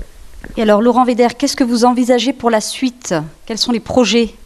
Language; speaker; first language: French; native; French